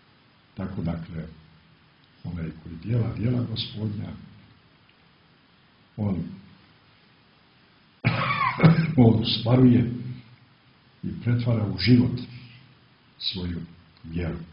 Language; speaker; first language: Croatian; native; Croatian